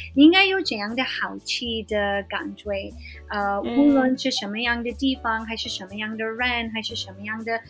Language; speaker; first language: Chinese; non-native, fluent; English